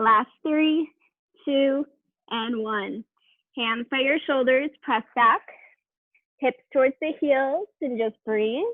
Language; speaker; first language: English; native; English